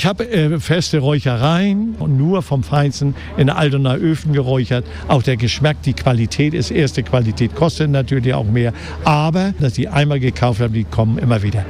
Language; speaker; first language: German; native; German